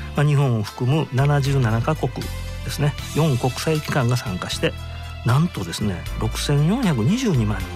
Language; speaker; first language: Japanese; native; Japanese